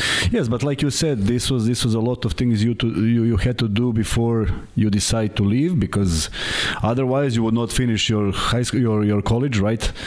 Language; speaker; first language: English; non-native, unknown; Serbian